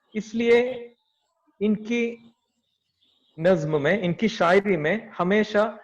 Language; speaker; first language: Hindi; non-native, local second language; Malayalam